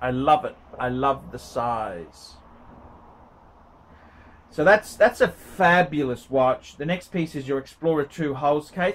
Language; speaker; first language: English; native; English